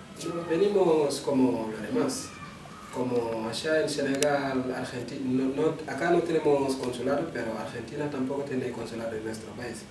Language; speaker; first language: Spanish; non-native, local second language; Wolof